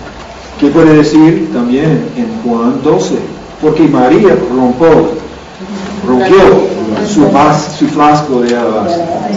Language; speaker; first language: Spanish; non-native, learner; English